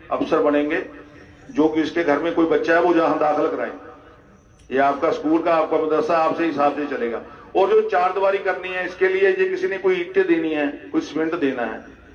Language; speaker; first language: Urdu; non-native, local second language; Punjabi